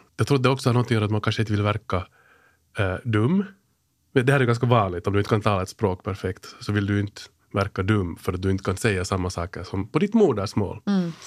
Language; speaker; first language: Swedish; native; Swedish